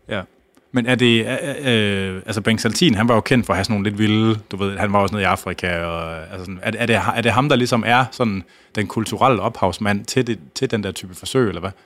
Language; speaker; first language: Danish; native; Danish